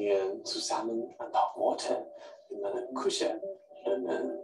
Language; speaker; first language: German; non-native, learner; Chinese